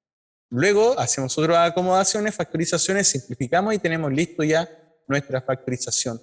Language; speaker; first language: Spanish; native; Spanish